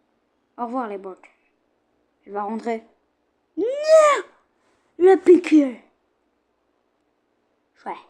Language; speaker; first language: French; native; French